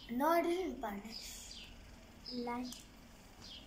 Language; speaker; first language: English; non-native, learner; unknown